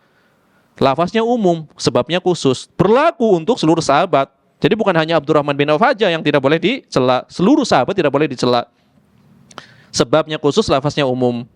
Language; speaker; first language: Indonesian; native; Indonesian